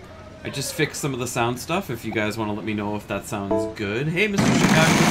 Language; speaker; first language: English; native; English